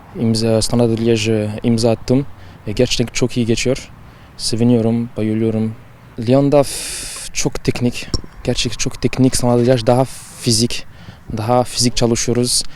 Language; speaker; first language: Turkish; early bilingual, heritage; Turkish